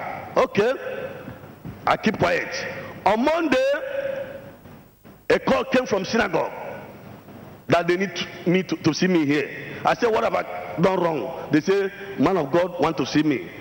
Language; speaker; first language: English; non-native, local second language; Igbo